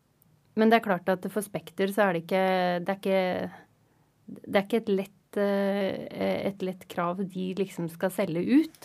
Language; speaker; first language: Norwegian; native; Norwegian